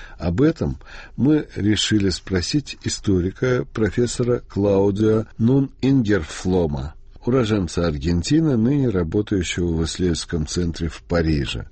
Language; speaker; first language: Russian; native; Russian